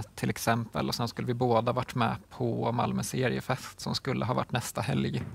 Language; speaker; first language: Swedish; native; Swedish